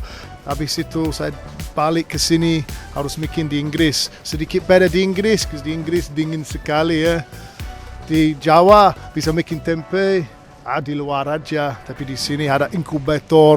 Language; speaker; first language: Indonesian; non-native, learner; English